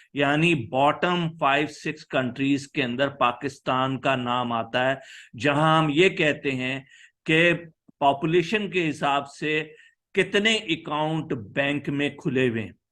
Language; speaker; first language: Urdu; native; Urdu